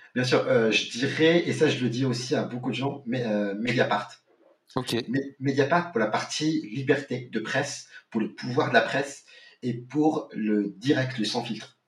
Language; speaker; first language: French; non-native, local second language; Arabic